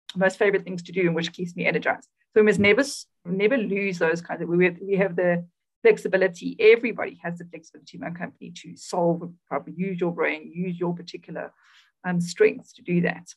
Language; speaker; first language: English; native; English